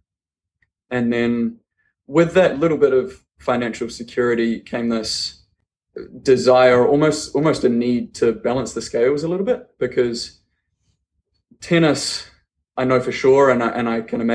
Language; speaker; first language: English; native; English